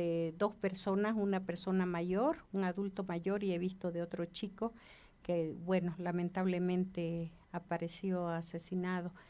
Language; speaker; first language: Spanish; native; Spanish